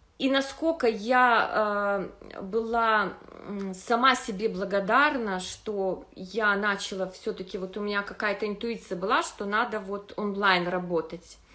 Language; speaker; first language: Russian; native; Russian